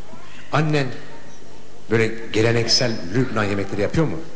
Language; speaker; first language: Turkish; native; Turkish